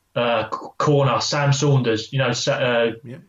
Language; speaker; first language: English; native; English